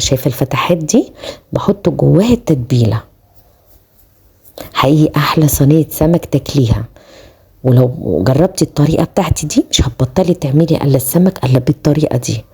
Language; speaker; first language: Arabic; native; Arabic